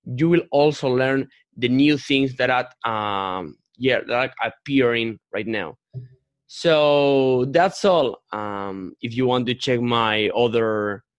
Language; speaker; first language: English; non-native, fluent; Spanish